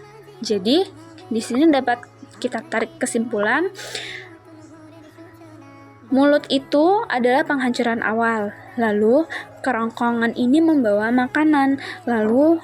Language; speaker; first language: Indonesian; native; Indonesian